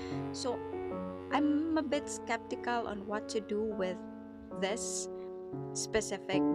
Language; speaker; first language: English; non-native, local second language; Filipino